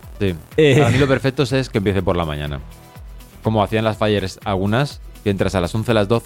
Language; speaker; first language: Spanish; native; Spanish